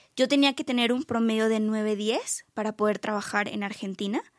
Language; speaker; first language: Spanish; native; Spanish